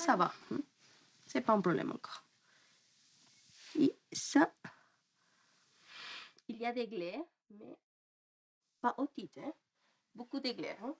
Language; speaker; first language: French; non-native, learner; Spanish